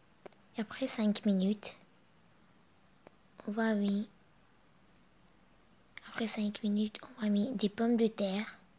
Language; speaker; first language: French; non-native, learner; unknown